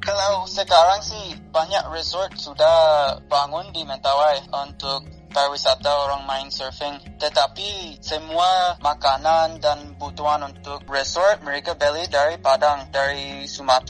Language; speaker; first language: Indonesian; non-native, fluent; English